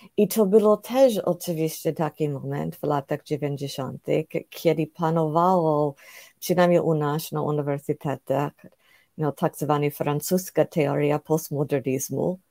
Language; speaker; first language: Polish; non-native, fluent; English